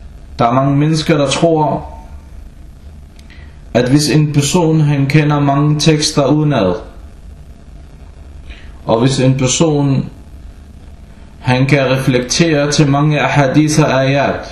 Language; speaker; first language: Danish; early bilingual, other home language; Arabic